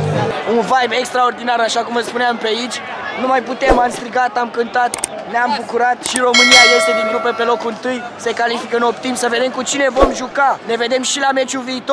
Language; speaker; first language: Romanian; native; Romanian